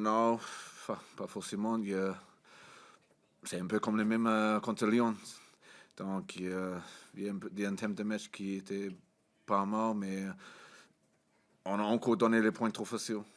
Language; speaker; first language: French; non-native, fluent; English